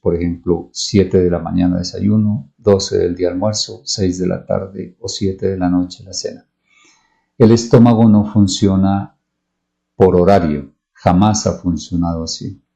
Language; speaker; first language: Spanish; native; Spanish